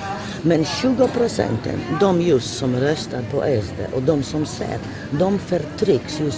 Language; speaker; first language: Swedish; non-native, fluent; Polish